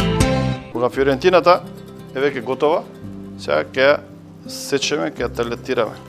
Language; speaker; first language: Macedonian; native; Macedonian